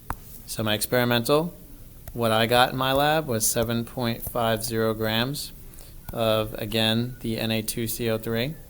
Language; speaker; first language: English; native; English